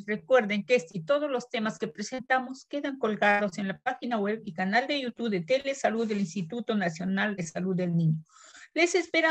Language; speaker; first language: Spanish; native; Spanish